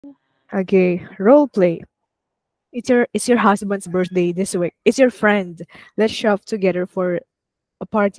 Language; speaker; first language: English; non-native, fluent; Vietnamese